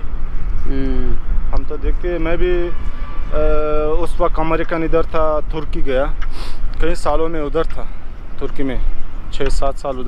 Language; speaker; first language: Hindi; non-native, learner; Pashto